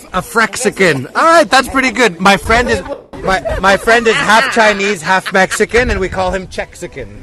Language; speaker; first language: English; native; English